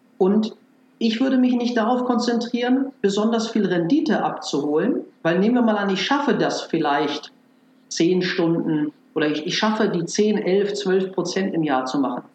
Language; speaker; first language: German; native; German